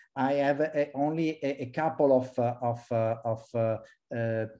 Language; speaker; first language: English; non-native, fluent; Italian